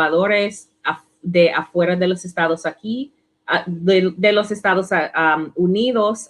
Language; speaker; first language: Spanish; non-native, learner; English